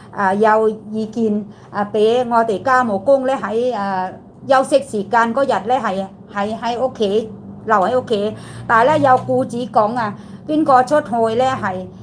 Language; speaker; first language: Cantonese; non-native, learner; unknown